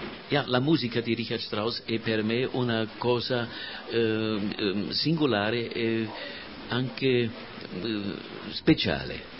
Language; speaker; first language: Italian; non-native, fluent; German